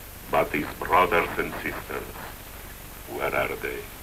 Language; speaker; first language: English; non-native, fluent; Italian